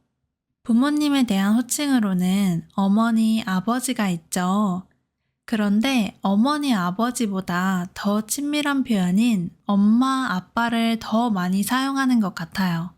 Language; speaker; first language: Korean; native; Korean